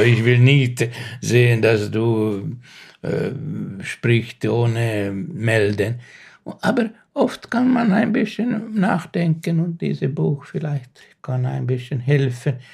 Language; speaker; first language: German; non-native, learner; Finnish